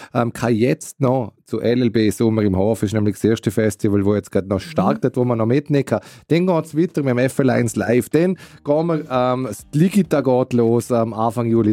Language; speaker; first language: German; native; German